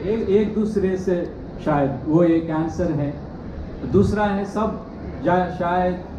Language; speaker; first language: Hindi; non-native, local second language; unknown